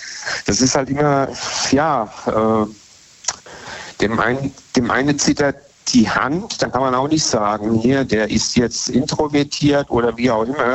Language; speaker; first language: German; native; German